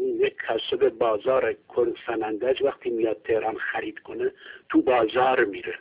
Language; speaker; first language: Persian; non-native, local second language; Kurdish